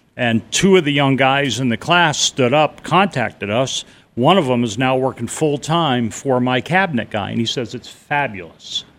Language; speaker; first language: English; native; English